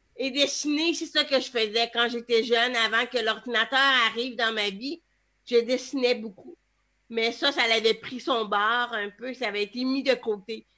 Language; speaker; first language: French; native; French